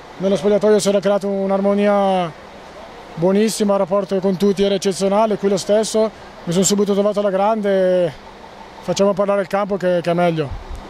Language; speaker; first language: Italian; native; Italian